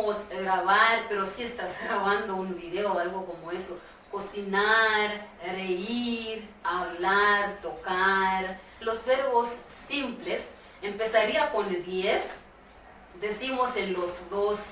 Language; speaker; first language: Spanish; non-native, fluent; Swahili